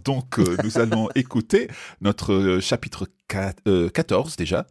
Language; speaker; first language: French; non-native, fluent; English